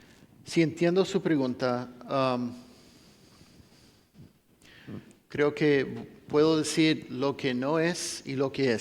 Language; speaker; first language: Spanish; non-native, fluent; English